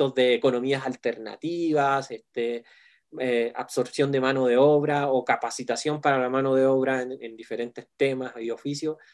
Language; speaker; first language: Spanish; native; Spanish